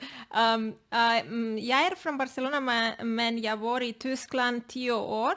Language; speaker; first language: Swedish; non-native, learner; Spanish